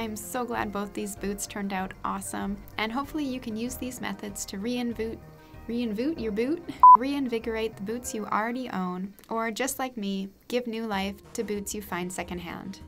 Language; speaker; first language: English; native; English